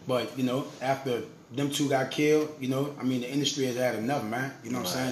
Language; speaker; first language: English; native; English